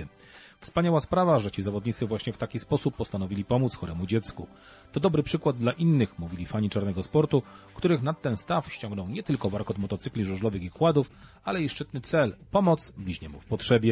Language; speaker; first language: Polish; native; Polish